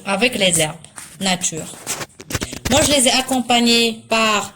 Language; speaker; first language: French; non-native, local second language; Arabic